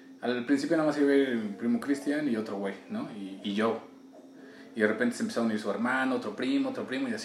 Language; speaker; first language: Spanish; native; Spanish